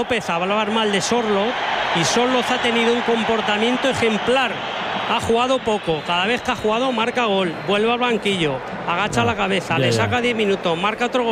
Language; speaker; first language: Spanish; native; Spanish